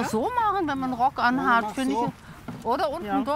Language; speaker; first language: German; native; German